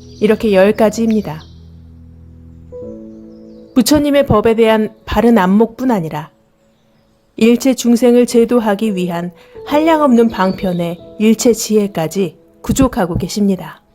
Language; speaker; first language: Korean; native; Korean